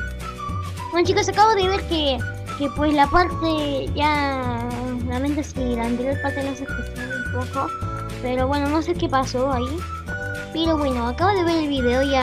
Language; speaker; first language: Spanish; native; Spanish